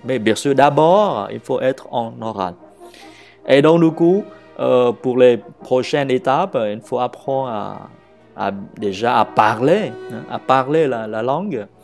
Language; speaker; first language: French; non-native, fluent; Vietnamese